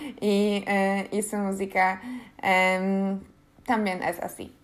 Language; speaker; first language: Spanish; non-native, learner; Polish